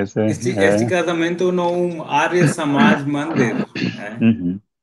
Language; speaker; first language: Portuguese; non-native, local second language; Hindi